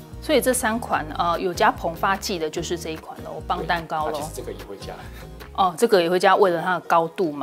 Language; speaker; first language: Chinese; native; Chinese